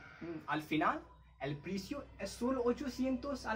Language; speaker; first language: Spanish; non-native, learner; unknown